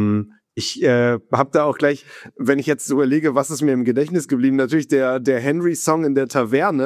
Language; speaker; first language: German; native; German